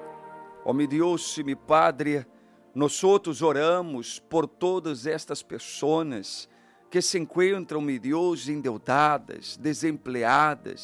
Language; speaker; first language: Spanish; non-native, fluent; Portuguese